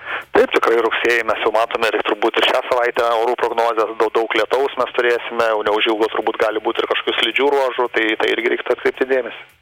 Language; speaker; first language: Lithuanian; native; Lithuanian